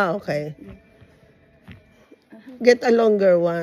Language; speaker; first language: English; non-native, local second language; Filipino